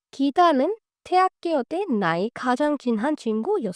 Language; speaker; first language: Korean; non-native, fluent; Hindi